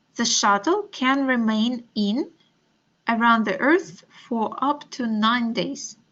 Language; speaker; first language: English; non-native, fluent; Russian